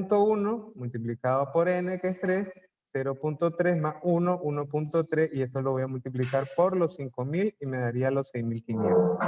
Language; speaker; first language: Spanish; native; Spanish